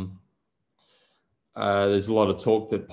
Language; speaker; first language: English; native; English